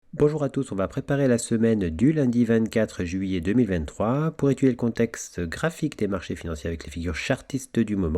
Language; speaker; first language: French; native; French